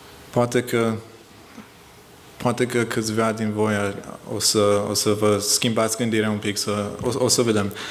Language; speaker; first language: Romanian; early bilingual, heritage; Romanian